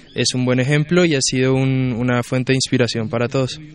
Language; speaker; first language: Spanish; native; Spanish